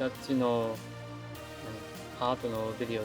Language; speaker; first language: Japanese; non-native, learner; English